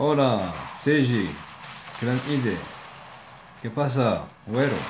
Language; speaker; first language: Spanish; non-native, learner; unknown